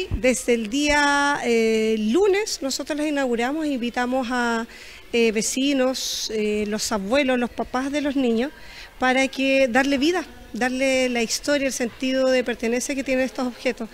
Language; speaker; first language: Spanish; native; Spanish